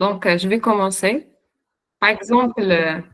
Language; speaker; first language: French; non-native, local second language; Arabic